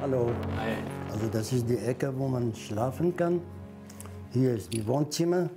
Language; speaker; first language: German; non-native, learner; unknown